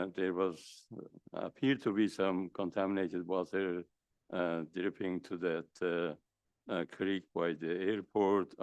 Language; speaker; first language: English; non-native, fluent; Persian